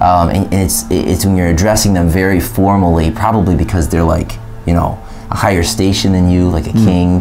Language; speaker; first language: English; native; English